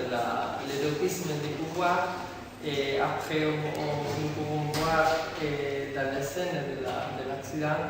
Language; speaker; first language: French; non-native, learner; Spanish